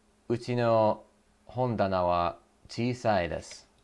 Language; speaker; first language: Japanese; non-native, learner; English